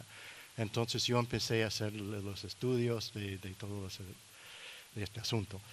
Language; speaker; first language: Spanish; non-native, learner; English